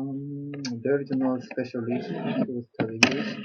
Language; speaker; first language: English; non-native, learner; Korean